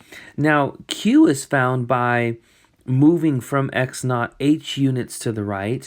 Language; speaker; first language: English; native; English